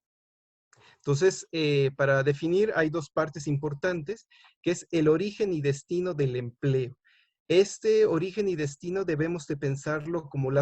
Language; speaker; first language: Spanish; native; Spanish